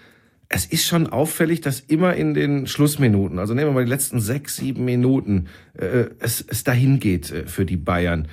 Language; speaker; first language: German; native; German